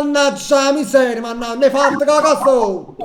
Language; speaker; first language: Italian; native; Italian